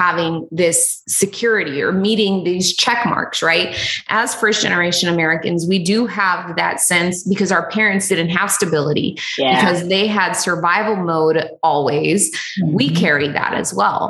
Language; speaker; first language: English; native; English